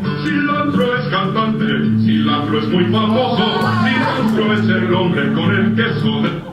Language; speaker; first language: Spanish; non-native, learner; English